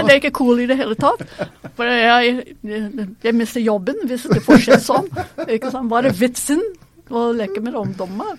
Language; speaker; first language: Norwegian; non-native, fluent; English